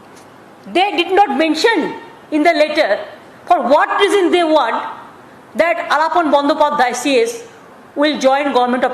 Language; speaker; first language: English; non-native, local second language; Bangla